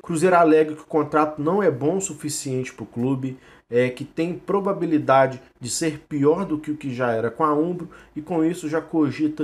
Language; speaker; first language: Portuguese; native; Portuguese